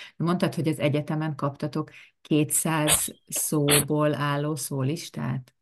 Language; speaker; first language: Hungarian; native; Hungarian